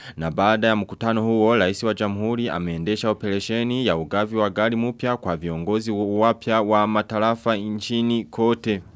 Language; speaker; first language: Swahili; non-native, local second language; Rundi